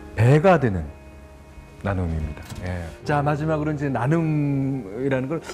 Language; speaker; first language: Korean; native; Korean